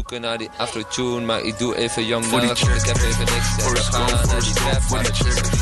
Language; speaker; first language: Dutch; native; Dutch